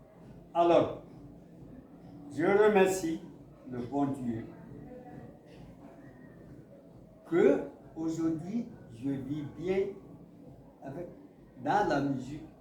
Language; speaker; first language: French; non-native, local second language; Mandingo